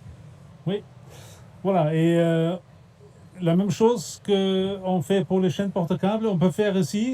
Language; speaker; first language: French; non-native, fluent; German